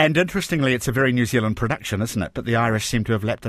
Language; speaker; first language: English; native; English